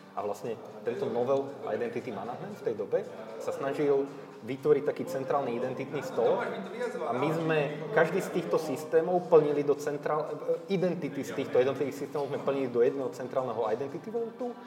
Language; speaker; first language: Slovak; native; Slovak